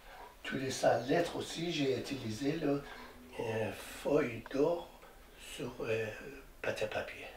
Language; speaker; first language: French; non-native, learner; Persian